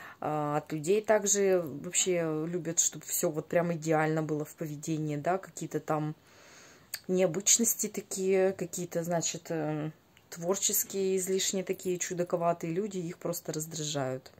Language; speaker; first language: Russian; native; Russian